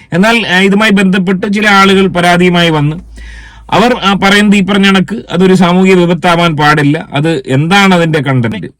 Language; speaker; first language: Malayalam; native; Malayalam